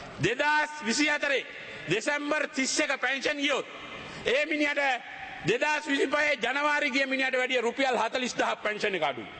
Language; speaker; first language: Sinhala; native; Sinhala